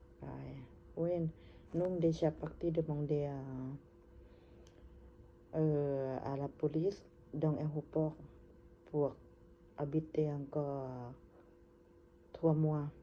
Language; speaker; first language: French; non-native, learner; Thai